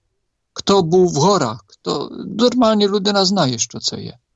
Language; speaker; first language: Polish; non-native, learner; Ukrainian